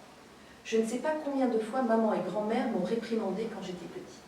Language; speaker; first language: French; native; French